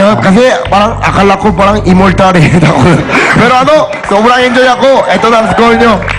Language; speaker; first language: Filipino; non-native, fluent; Korean